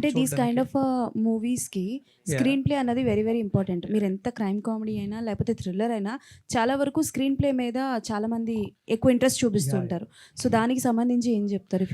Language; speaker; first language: Telugu; native; Telugu